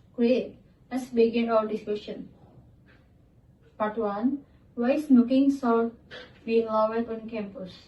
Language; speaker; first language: English; non-native, learner; Indonesian